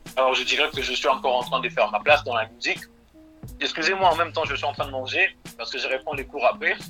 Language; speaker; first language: French; non-native, local second language; Lingala